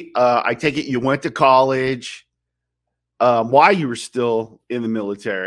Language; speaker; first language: English; native; English